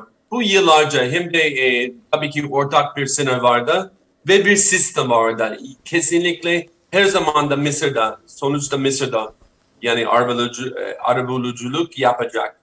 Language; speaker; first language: Turkish; non-native, fluent; English